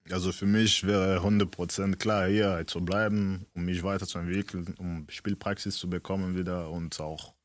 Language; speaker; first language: German; early bilingual, other home language; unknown